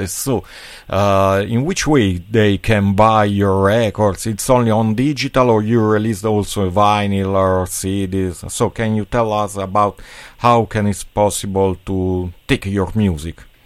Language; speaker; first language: English; non-native, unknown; Italian